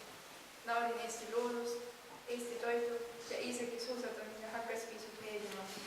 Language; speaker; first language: Estonian; non-native, learner; German